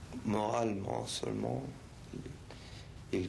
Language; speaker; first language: French; non-native, fluent; Spanish